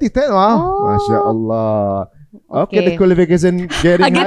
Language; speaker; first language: English; non-native, fluent; Indonesian